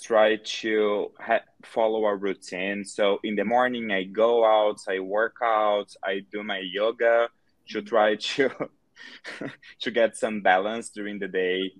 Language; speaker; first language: English; non-native, fluent; Portuguese